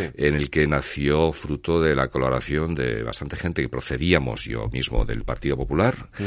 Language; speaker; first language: Spanish; non-native, local second language; Catalan